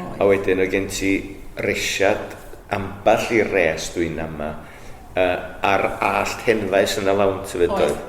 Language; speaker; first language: Welsh; native; Welsh